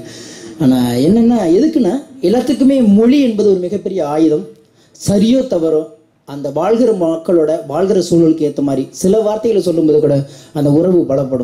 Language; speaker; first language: Tamil; native; Tamil